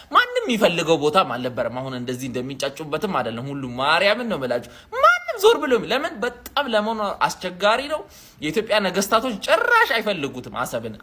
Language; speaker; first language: Amharic; native; Amharic